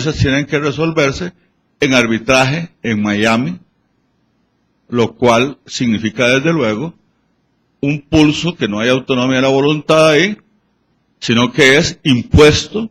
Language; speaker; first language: Spanish; native; Spanish